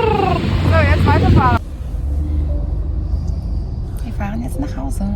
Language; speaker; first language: German; non-native, fluent; Mongolian